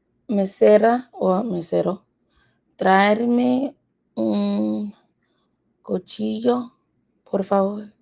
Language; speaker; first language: Spanish; non-native, learner; English